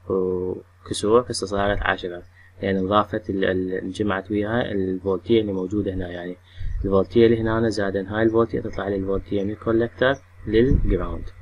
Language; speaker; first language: Arabic; native; Arabic